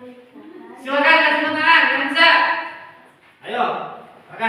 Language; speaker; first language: Indonesian; native; Indonesian